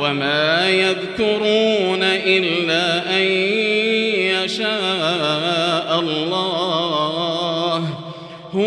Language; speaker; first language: Arabic; native; Arabic